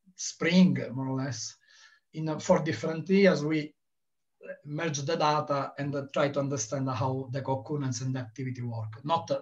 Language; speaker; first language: English; non-native, learner; Italian